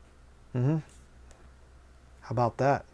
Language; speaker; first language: English; native; English